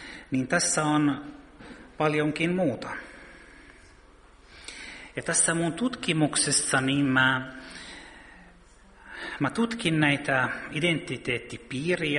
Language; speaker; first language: Finnish; early bilingual, heritage; Finnish